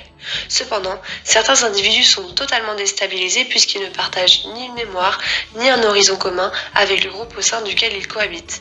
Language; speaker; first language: French; native; French